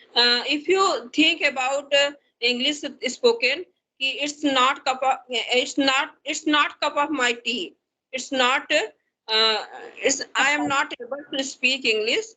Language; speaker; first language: English; non-native, learner; Hindi